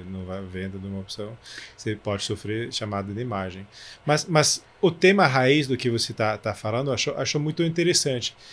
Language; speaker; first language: Portuguese; non-native, fluent; French